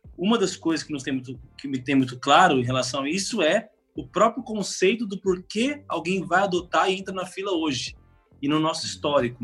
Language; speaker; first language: Portuguese; native; Portuguese